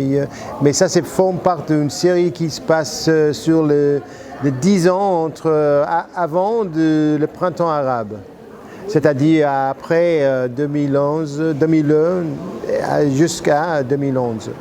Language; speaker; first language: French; non-native, fluent; English